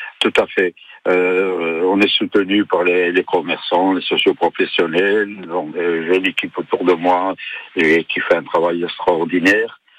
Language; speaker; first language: French; native; French